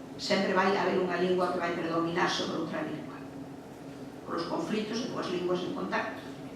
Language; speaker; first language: Galician; native; Galician